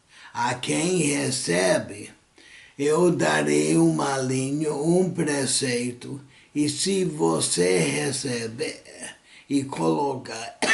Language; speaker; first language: Portuguese; non-native, fluent; English